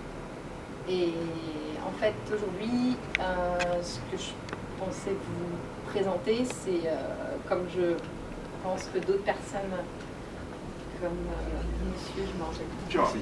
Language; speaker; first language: French; native; French